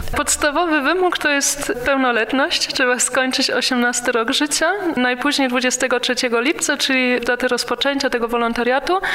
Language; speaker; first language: Polish; early bilingual, heritage; Polish